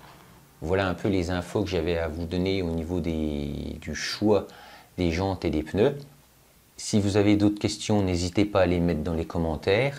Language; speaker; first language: French; native; French